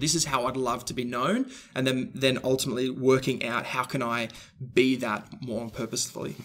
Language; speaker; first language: English; native; English